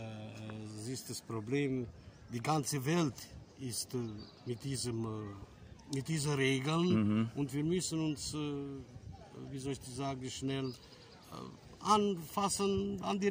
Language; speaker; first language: German; non-native, fluent; Romanian